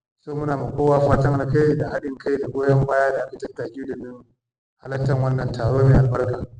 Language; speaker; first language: Hausa; native; Hausa